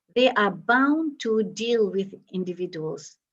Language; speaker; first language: English; non-native, local second language; Malay